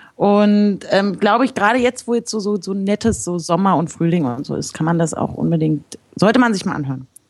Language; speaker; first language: German; native; German